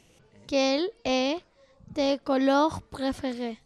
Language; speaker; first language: French; non-native, learner; Spanish